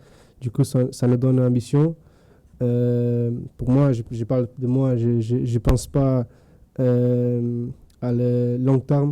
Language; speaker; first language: French; non-native, fluent; Spanish